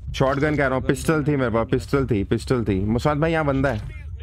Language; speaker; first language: Hindi; native; Hindi